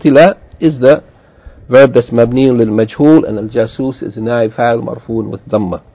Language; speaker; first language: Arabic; non-native, fluent; English